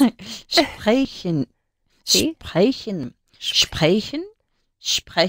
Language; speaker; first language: German; non-native, learner; Spanish